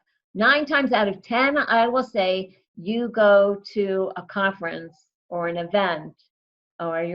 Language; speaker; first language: English; native; English